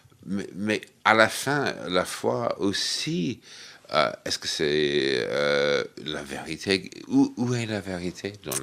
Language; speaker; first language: French; non-native, fluent; English